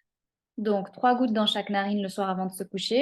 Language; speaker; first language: French; native; French